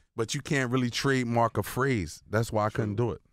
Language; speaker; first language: English; native; English